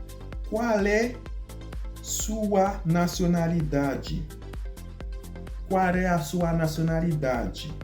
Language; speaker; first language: Portuguese; non-native, learner; Haitian Creole